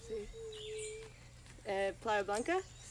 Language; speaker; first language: Spanish; non-native, learner; English